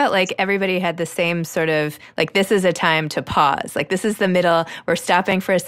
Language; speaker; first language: English; native; English